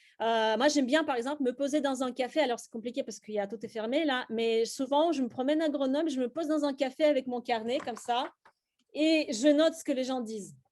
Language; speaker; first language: French; non-native, fluent; Russian